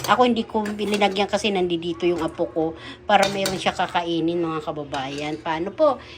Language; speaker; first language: Filipino; non-native, local second language; Cebuano